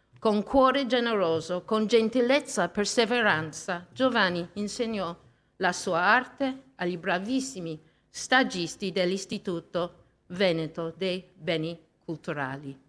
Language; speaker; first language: Italian; non-native, fluent; English